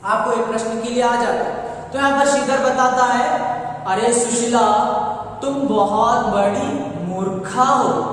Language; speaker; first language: Hindi; non-native, local second language; Kannada